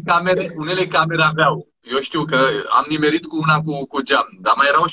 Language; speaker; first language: Romanian; native; Romanian